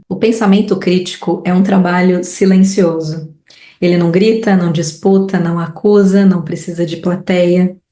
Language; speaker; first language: Portuguese; native; Portuguese